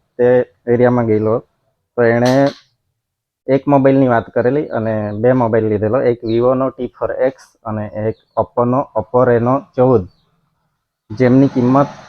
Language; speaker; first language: Gujarati; non-native, local second language; Gamit